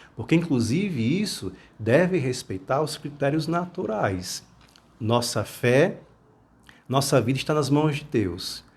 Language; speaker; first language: Portuguese; native; Portuguese